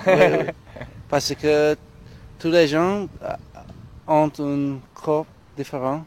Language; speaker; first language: French; non-native, learner; Spanish